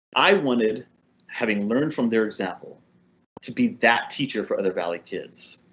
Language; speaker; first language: English; early bilingual, other home language; Spanish